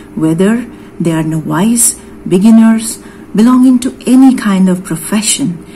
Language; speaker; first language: English; non-native, local second language; Hindi